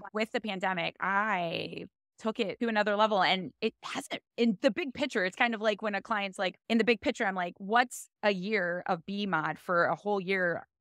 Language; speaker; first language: English; native; English